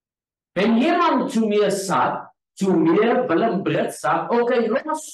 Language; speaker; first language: German; non-native, learner; Afrikaans